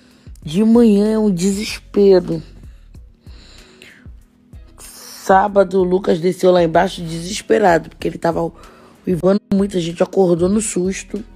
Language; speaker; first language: Portuguese; native; Portuguese